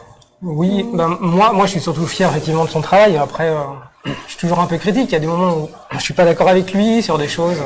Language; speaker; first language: French; native; French